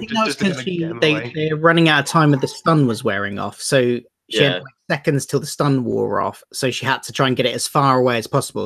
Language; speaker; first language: English; native; English